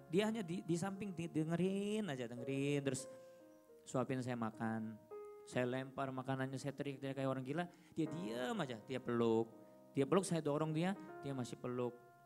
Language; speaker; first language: Indonesian; non-native, fluent; Korean